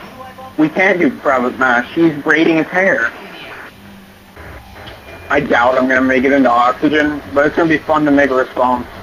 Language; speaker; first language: English; native; English